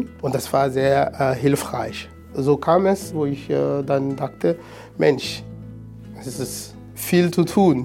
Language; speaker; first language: German; non-native, fluent; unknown